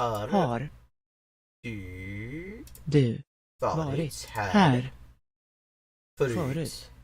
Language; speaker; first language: Swedish; non-native, learner; English